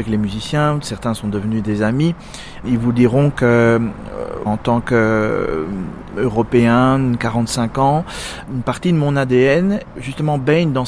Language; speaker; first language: French; native; French